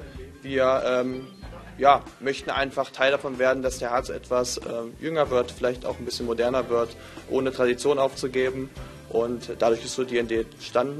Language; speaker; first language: German; native; German